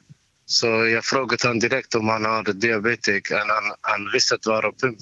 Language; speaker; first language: Swedish; non-native, learner; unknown